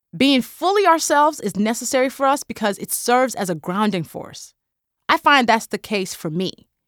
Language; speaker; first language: English; non-native, local second language; Yoruba